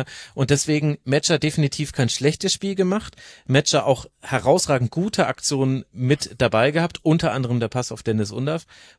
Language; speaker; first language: German; native; German